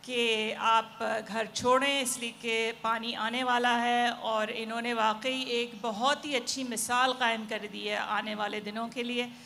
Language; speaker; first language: Urdu; native; Urdu